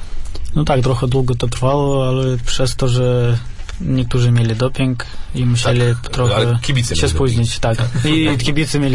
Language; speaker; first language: Polish; non-native, fluent; Russian